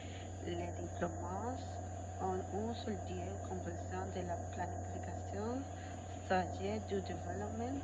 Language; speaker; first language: French; non-native, learner; Spanish